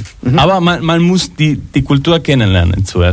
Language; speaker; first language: German; non-native, fluent; Spanish